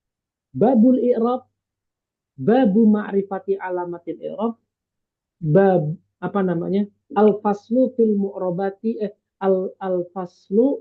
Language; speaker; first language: Arabic; non-native, fluent; Indonesian